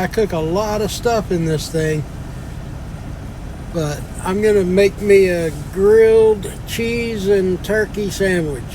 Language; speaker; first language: English; native; English